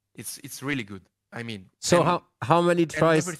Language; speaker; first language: English; non-native, fluent; Italian